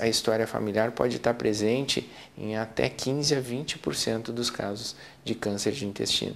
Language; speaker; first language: Portuguese; native; Portuguese